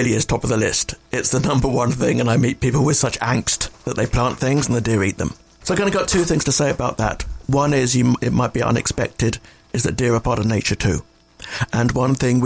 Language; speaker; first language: English; native; English